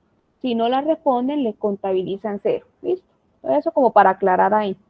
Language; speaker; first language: Spanish; native; Spanish